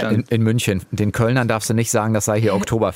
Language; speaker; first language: German; native; German